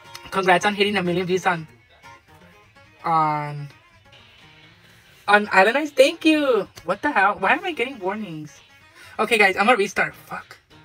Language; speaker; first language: English; early bilingual, other home language; Spanish